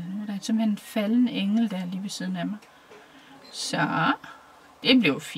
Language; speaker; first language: German; non-native, fluent; Danish